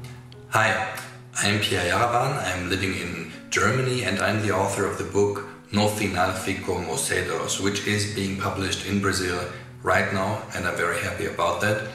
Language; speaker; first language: English; non-native, fluent; German